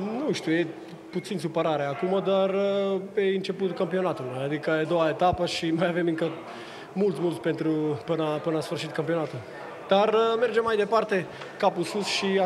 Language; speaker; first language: Romanian; non-native, learner; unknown